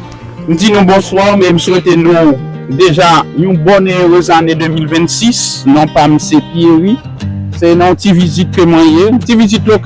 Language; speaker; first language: French; non-native, learner; Haitian Creole